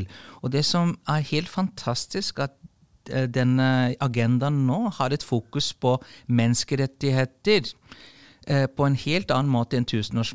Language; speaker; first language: Norwegian; non-native, fluent; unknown